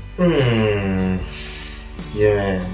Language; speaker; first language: Korean; non-native, learner; Chinese